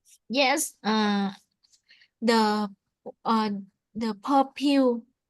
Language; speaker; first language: English; non-native, learner; Vietnamese